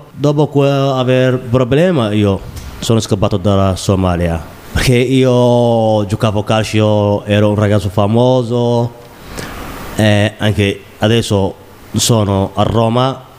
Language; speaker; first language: Italian; non-native, learner; Somali